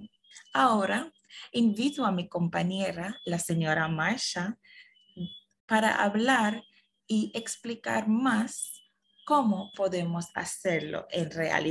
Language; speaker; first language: Spanish; non-native, fluent; English